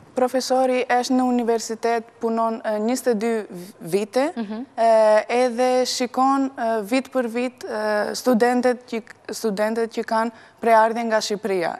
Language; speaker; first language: Albanian; early bilingual, heritage; Albanian